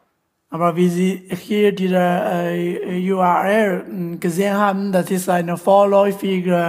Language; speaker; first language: German; non-native, learner; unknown